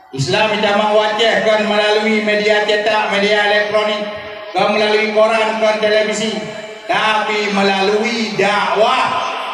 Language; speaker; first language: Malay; non-native, local second language; Achinese